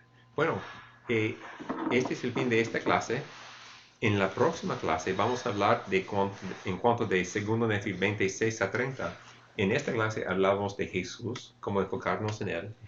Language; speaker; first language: Spanish; non-native, fluent; English